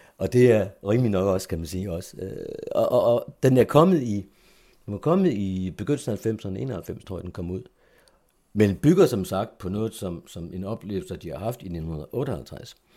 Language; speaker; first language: Danish; native; Danish